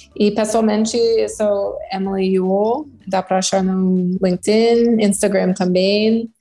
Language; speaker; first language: Portuguese; non-native, fluent; English